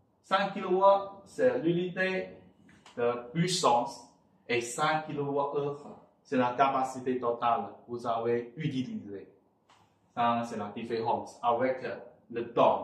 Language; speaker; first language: French; non-native, fluent; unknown